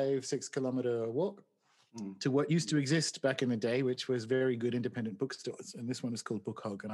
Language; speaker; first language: English; native; English